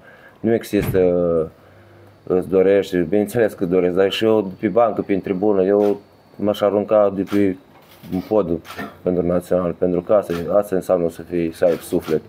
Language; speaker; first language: Romanian; early bilingual, heritage; Romanian